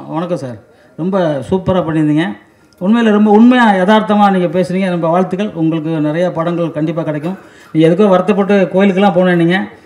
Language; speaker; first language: Tamil; native; Tamil